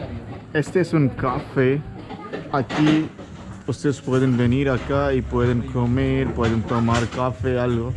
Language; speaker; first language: Spanish; non-native, fluent; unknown